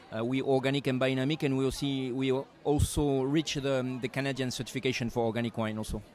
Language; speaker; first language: English; non-native, fluent; French